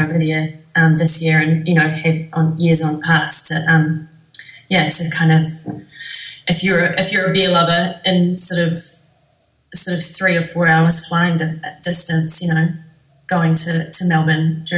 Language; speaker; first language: English; native; English